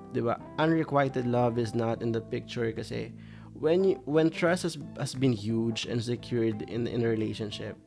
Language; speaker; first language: English; non-native, local second language; Filipino